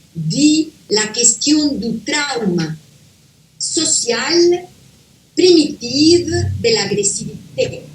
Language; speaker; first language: French; non-native, fluent; Spanish